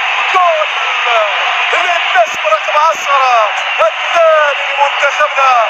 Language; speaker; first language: Arabic; native; Arabic